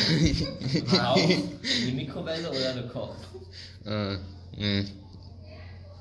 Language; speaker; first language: German; non-native, learner; English